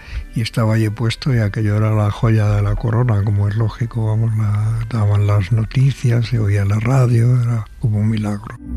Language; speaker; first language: Spanish; native; Spanish